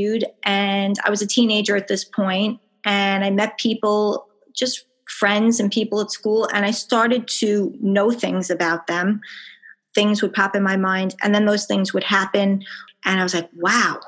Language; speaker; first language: English; native; English